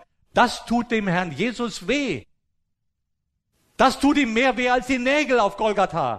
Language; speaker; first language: German; native; German